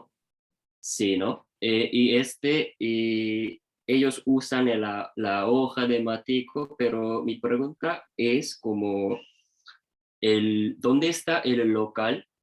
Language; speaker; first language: Spanish; non-native, learner; Japanese